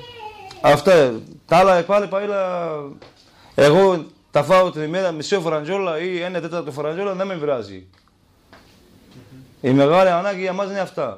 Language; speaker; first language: Greek; non-native, learner; Kurdish